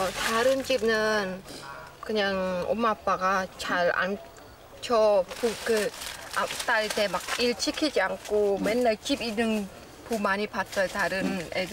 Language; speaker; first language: Korean; non-native, learner; Khmer